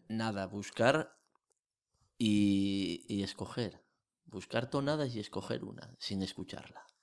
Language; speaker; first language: Spanish; native; Spanish